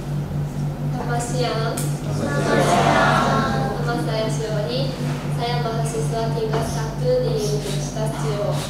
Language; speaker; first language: Indonesian; non-native, learner; Japanese